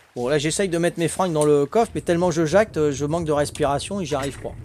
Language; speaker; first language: French; native; French